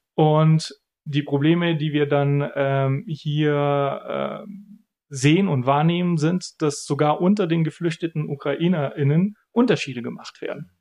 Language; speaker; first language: German; early bilingual, other home language; Bulgarian